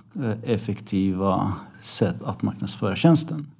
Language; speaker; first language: Swedish; early bilingual, other home language; Arabic